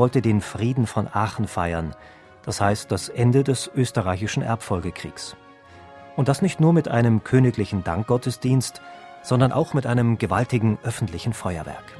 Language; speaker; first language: German; native; German